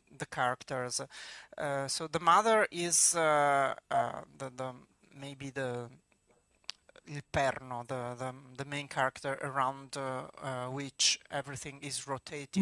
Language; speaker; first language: English; non-native, fluent; Italian